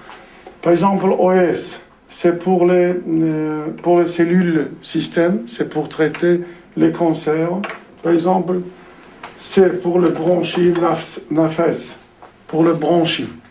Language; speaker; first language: French; non-native, learner; Uzbek